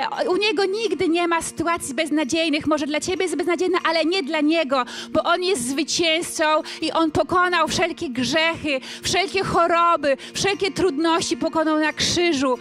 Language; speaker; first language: Polish; native; Polish